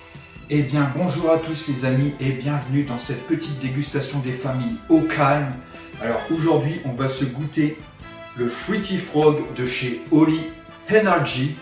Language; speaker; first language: French; native; French